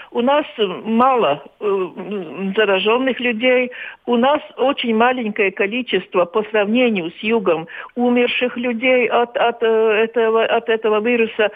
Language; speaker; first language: Russian; non-native, local second language; Latvian